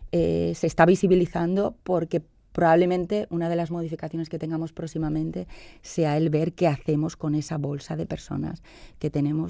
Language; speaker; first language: Spanish; native; Spanish